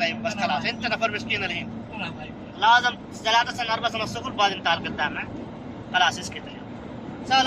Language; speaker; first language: Arabic; non-native, learner; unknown